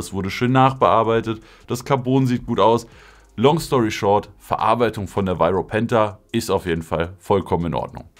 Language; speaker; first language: German; native; German